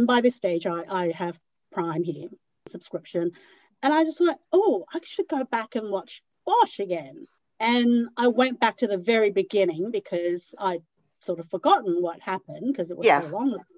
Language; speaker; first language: English; non-native, local second language; Cantonese